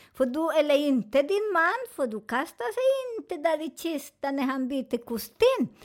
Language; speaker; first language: Swedish; non-native, learner; Spanish